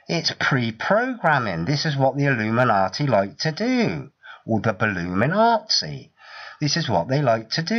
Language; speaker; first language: English; native; English